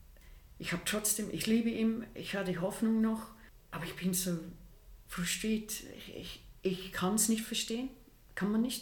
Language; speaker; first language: German; non-native, fluent; English